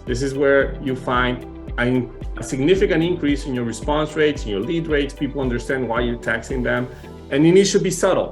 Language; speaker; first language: English; non-native, fluent; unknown